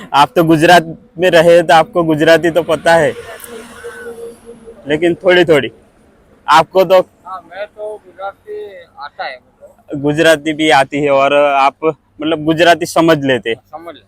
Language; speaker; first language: Hindi; non-native, local second language; Gujarati